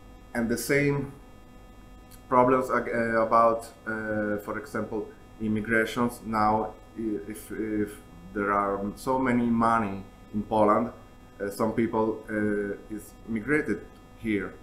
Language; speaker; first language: English; non-native, learner; Italian